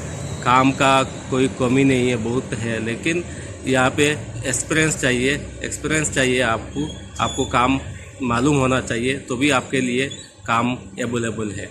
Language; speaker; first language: Hindi; non-native, local second language; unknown